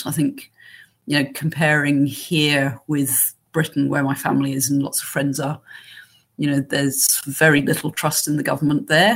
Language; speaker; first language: English; native; English